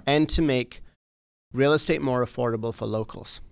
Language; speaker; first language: English; native; English